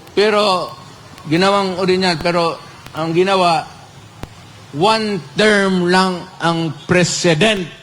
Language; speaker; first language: Filipino; non-native, local second language; Cebuano